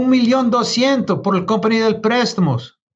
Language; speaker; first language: Spanish; non-native, learner; English